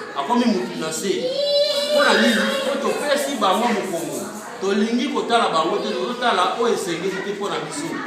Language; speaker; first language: Lingala; non-native, local second language; Kongo